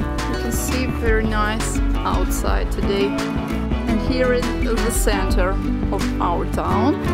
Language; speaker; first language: English; non-native, learner; Russian